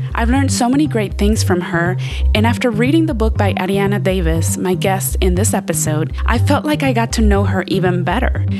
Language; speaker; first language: English; early bilingual, other home language; Spanish